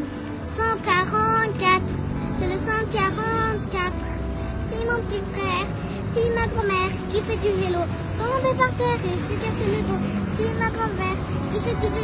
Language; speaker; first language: French; non-native, learner; Spanish